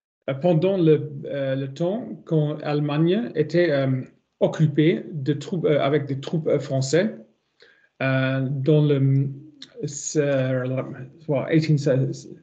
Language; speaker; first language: French; non-native, learner; German